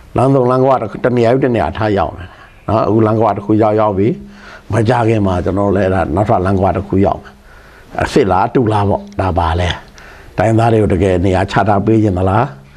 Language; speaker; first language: Burmese; non-native, local second language; Pa'o Karen